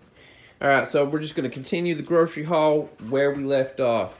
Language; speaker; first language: English; native; English